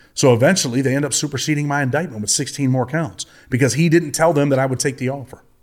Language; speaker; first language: English; native; English